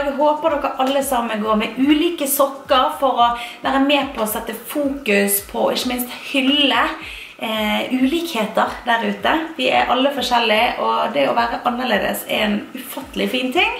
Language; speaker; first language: Norwegian; native; Norwegian